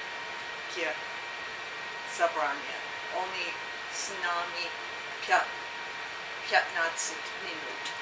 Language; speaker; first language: Russian; non-native, learner; English